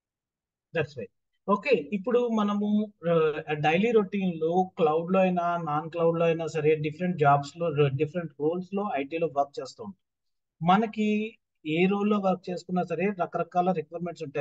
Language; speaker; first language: Telugu; native; Telugu